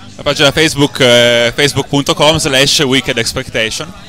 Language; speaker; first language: Italian; native; Italian